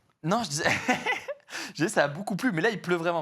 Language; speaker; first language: French; native; French